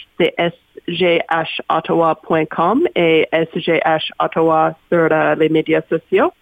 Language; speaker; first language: French; non-native, learner; English